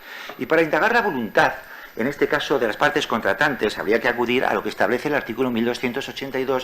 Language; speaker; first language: Spanish; native; Spanish